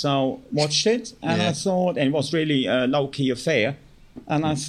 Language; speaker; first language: English; non-native, fluent; German